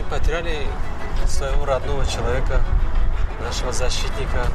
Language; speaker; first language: Russian; non-native, fluent; Tajik